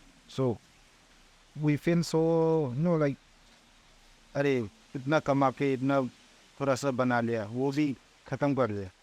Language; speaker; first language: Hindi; non-native, local second language; Manipuri